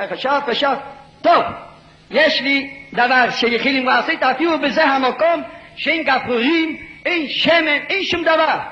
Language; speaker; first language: Hebrew; non-native, fluent; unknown